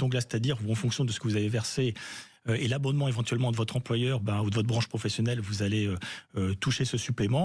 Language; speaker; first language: French; native; French